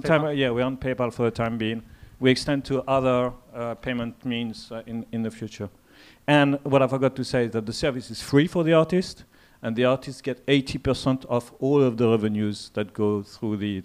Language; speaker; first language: English; non-native, fluent; French